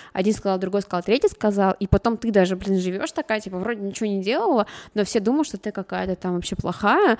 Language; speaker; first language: Russian; early bilingual, other home language; Armenian